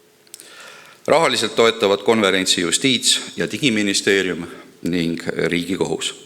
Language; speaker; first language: Estonian; native; Estonian